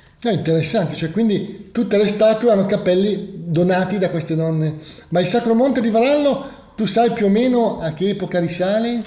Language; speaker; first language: Italian; native; Italian